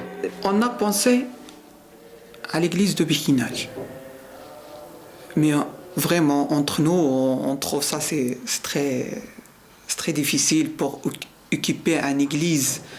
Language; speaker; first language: French; non-native, learner; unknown